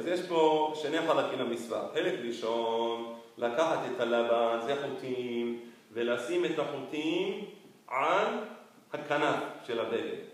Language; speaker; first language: Hebrew; non-native, fluent; Spanish